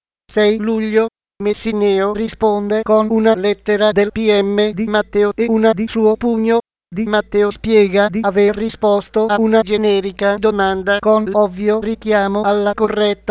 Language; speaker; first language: Italian; native; Italian